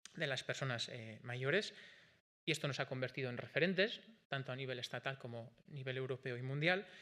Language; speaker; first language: Spanish; non-native, local second language; Basque